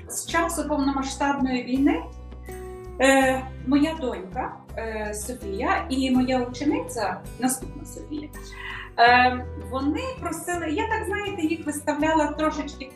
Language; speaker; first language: Ukrainian; native; Ukrainian